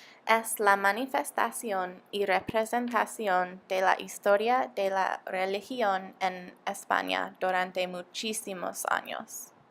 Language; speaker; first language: Spanish; non-native, learner; English